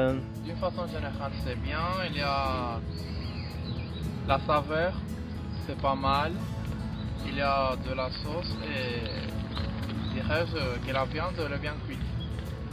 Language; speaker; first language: French; non-native, fluent; Spanish